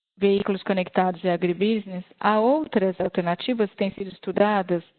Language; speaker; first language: Portuguese; non-native, fluent; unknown